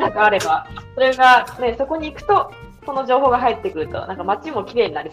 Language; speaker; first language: Japanese; native; Japanese